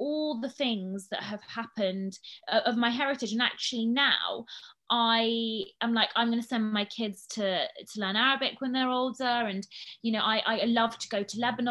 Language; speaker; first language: English; native; English